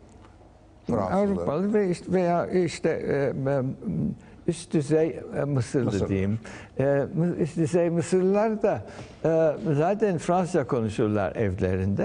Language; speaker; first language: Turkish; early bilingual, heritage; Turkish